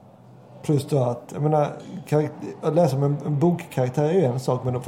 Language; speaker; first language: Swedish; native; Swedish